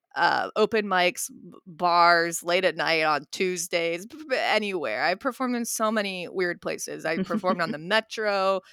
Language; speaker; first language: English; native; English